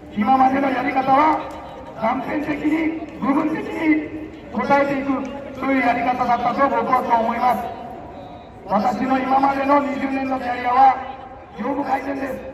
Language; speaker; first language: Japanese; non-native, fluent; Marathi